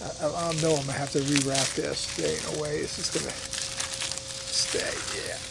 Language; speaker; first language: English; native; English